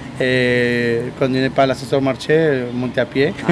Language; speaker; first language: French; non-native, learner; Spanish